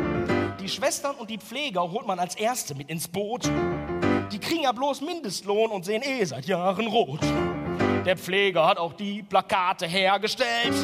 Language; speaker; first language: German; native; German